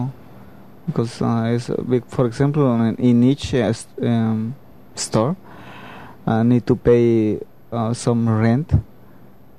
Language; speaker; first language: English; non-native, learner; Spanish